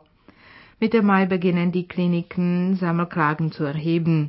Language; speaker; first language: German; non-native, fluent; Czech